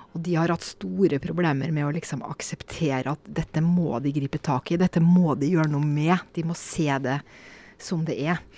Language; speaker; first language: Norwegian; native; Norwegian